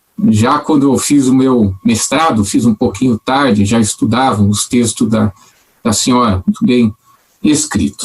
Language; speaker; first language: Portuguese; native; Portuguese